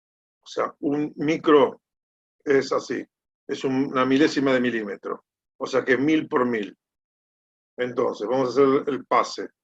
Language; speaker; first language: Spanish; native; Spanish